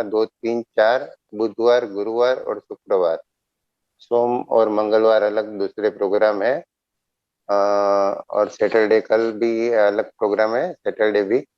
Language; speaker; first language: Hindi; non-native, local second language; Gujarati